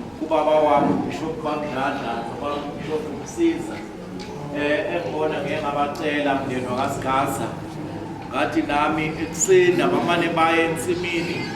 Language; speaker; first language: Zulu; native; Zulu